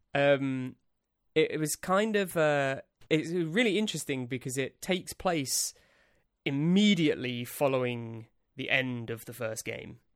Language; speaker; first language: English; native; English